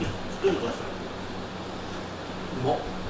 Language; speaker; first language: Japanese; native; Japanese